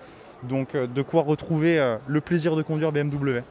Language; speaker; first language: French; native; French